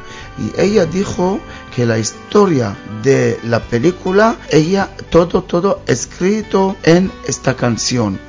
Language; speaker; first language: Spanish; non-native, learner; Hebrew